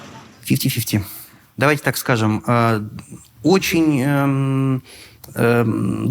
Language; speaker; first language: Russian; native; Russian